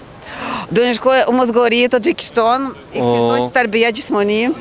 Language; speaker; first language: Persian; non-native, learner; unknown